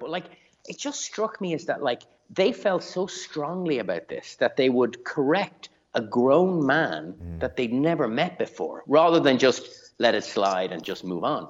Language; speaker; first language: English; native; English